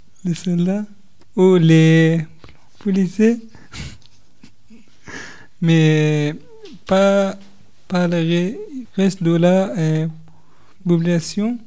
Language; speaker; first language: French; non-native, learner; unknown